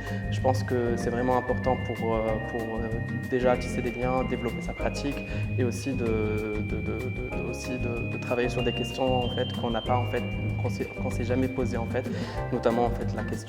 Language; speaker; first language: French; non-native, local second language; Arabic